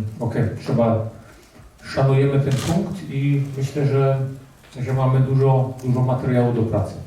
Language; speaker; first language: Polish; early bilingual, heritage; Polish